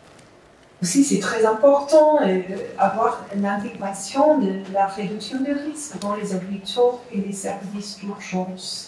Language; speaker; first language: French; non-native, fluent; English